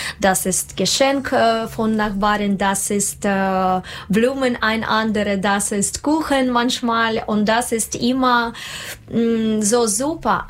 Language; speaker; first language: German; non-native, learner; Russian